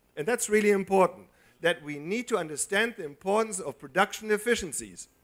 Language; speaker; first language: English; non-native, fluent; German